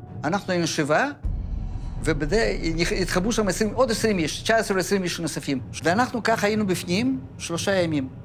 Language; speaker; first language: Hebrew; non-native, fluent; Yiddish